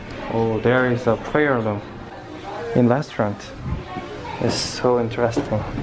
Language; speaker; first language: English; non-native, fluent; Korean